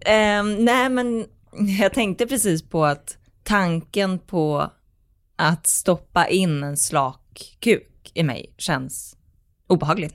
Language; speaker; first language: Swedish; native; Swedish